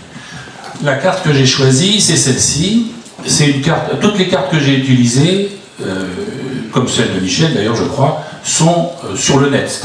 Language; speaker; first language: French; native; French